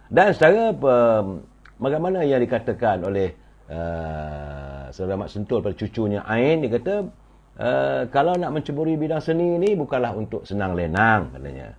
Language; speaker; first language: Malay; native; Malay